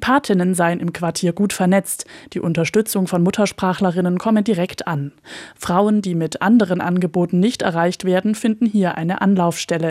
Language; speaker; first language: German; native; German